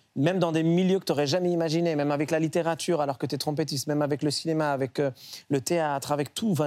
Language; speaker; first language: French; early bilingual, other home language; Arabic